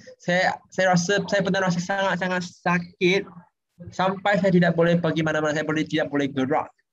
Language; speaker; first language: Malay; non-native, local second language; Chinese